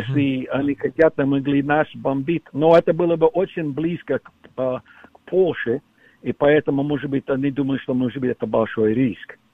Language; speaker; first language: Russian; non-native, fluent; English